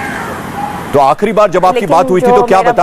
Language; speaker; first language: Hindi; native; Hindi